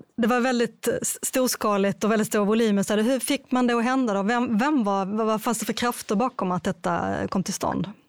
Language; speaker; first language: Swedish; native; Swedish